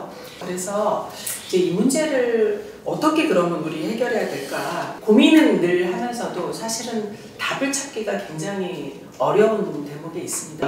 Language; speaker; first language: Korean; native; Korean